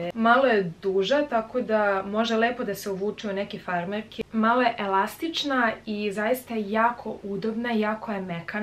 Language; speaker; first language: Serbian; native; Serbian